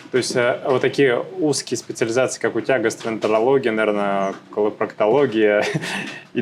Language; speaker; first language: Russian; native; Russian